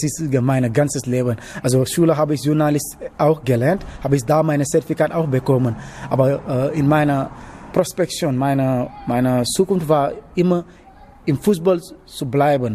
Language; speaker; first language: German; non-native, learner; Wolof